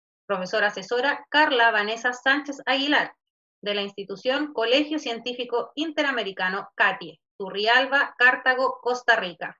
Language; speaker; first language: Spanish; native; Spanish